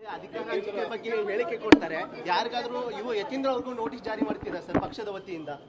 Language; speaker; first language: Kannada; native; Kannada